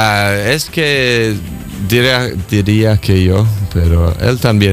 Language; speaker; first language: Spanish; non-native, fluent; English